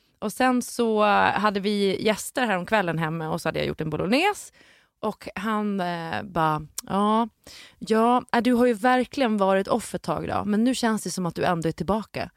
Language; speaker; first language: Swedish; native; Swedish